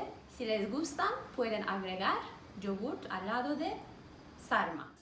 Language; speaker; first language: Spanish; non-native, learner; Turkish